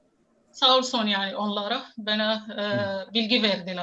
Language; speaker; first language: Turkish; non-native, fluent; Arabic